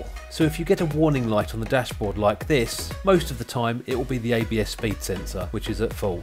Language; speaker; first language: English; native; English